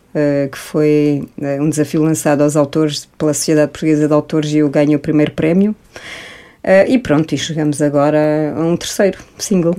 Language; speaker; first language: Portuguese; early bilingual, heritage; Portuguese